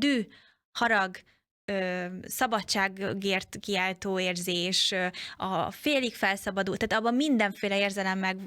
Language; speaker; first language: Hungarian; native; Hungarian